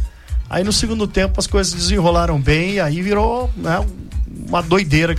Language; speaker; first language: Portuguese; native; Portuguese